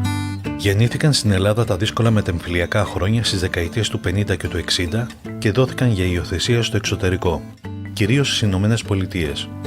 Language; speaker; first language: Greek; native; Greek